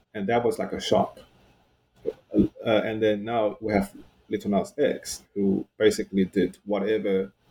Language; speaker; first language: English; non-native, fluent; Chinese